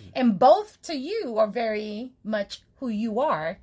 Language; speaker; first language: English; early bilingual, other home language; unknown